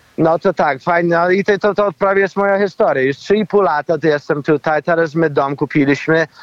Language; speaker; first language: Polish; early bilingual, heritage; Polish